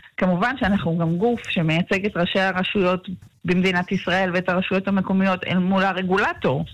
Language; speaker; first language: Hebrew; native; Hebrew